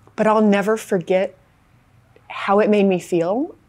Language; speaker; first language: English; native; English